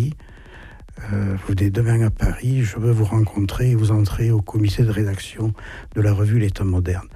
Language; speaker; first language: French; native; French